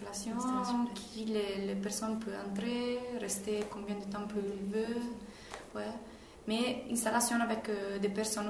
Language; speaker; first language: French; non-native, fluent; Italian